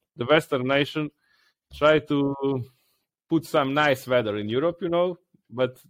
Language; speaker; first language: English; non-native, learner; Croatian